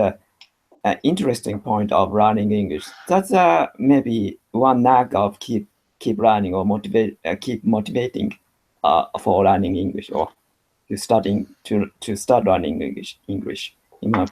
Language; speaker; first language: English; non-native, learner; Japanese